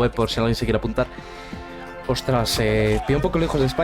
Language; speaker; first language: Spanish; native; Spanish